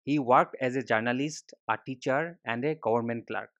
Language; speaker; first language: English; non-native, local second language; Assamese